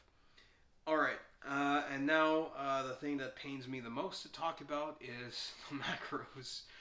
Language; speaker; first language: English; native; English